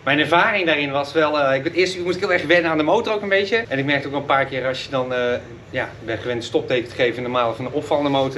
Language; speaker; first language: Dutch; native; Dutch